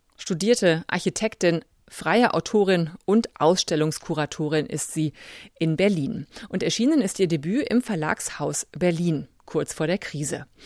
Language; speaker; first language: German; native; German